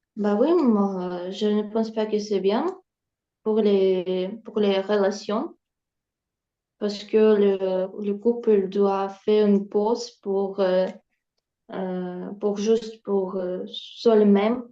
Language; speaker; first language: French; non-native, learner; Ukrainian